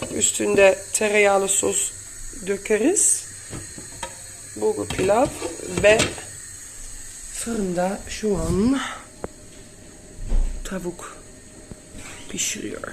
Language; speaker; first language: Turkish; non-native, learner; Dutch